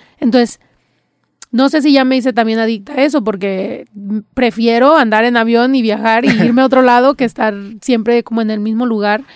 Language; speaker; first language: Spanish; early bilingual, heritage; Spanish